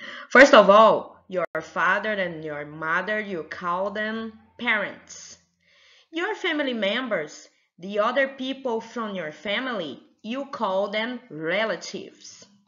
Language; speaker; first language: English; non-native, fluent; Portuguese